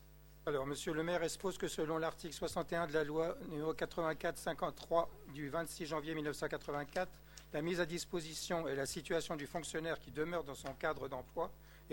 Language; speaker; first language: French; native; French